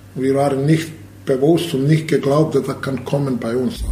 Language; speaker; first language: German; non-native, learner; Bosnian